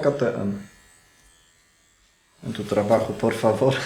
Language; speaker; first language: Spanish; non-native, fluent; Polish